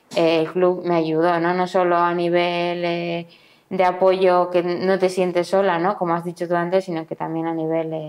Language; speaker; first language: Spanish; native; Spanish